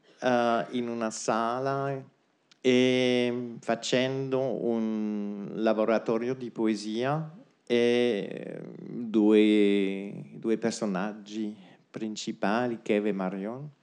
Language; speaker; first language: Italian; non-native, fluent; French